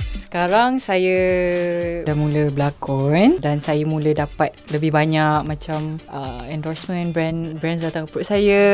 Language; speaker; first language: Malay; non-native, local second language; Min Nan Chinese